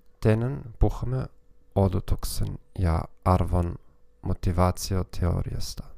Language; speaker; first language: Finnish; non-native, learner; German